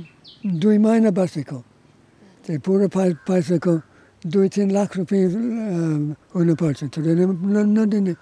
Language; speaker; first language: Nepali; non-native, learner; English